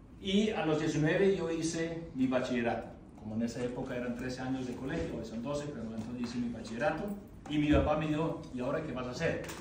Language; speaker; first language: Spanish; non-native, fluent; German